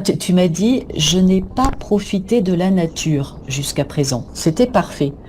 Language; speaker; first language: French; native; French